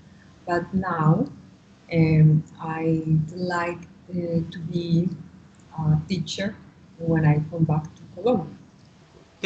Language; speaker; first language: English; non-native, learner; Spanish